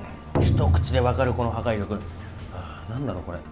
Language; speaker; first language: Japanese; native; Japanese